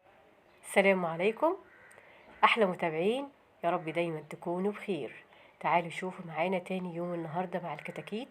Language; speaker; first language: Arabic; native; Arabic